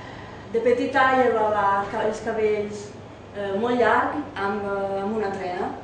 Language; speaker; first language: Catalan; non-native, learner; Italian